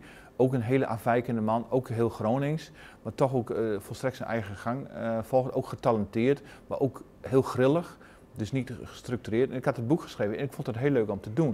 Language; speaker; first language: Dutch; native; Dutch